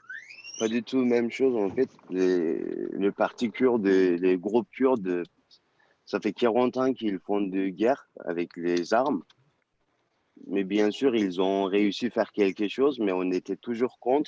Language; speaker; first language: French; non-native, learner; Turkish